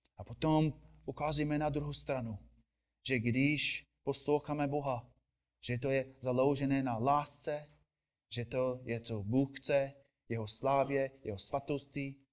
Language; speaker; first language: Czech; non-native, fluent; English